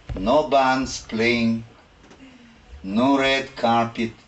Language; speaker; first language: English; non-native, fluent; Russian